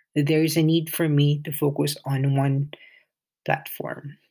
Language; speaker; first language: English; non-native, local second language; Filipino